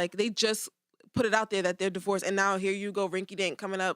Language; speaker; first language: English; native; English